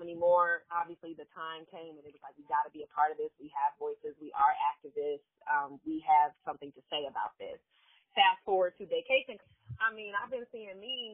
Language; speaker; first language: English; native; English